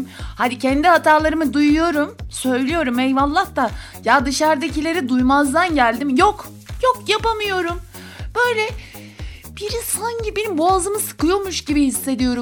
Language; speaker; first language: Turkish; native; Turkish